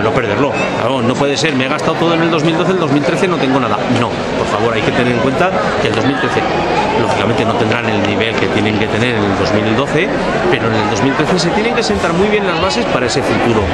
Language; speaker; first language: Spanish; native; Spanish